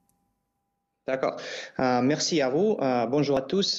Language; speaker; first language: French; non-native, learner; Russian